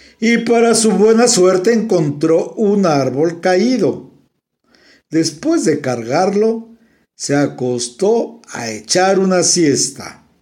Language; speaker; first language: Spanish; native; Spanish